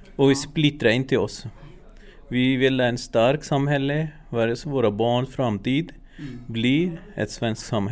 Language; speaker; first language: Swedish; non-native, learner; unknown